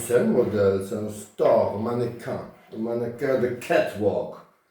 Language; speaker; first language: French; non-native, fluent; Dutch